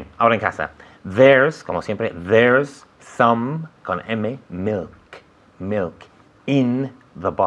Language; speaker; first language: Spanish; non-native, fluent; English